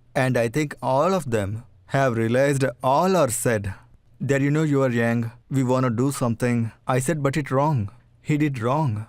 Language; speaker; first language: English; non-native, local second language; Telugu